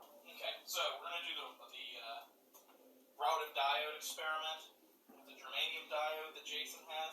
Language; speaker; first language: English; native; English